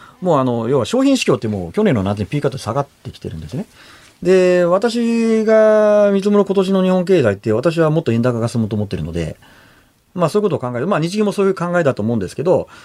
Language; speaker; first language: Japanese; native; Japanese